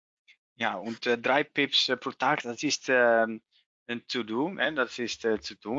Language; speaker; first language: German; non-native, learner; Dutch